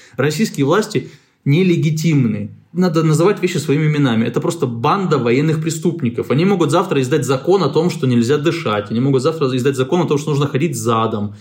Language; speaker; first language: Russian; native; Russian